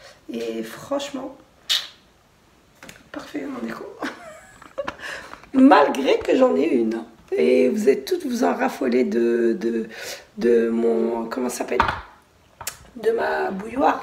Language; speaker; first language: French; native; French